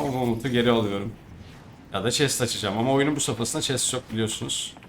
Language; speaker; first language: Turkish; native; Turkish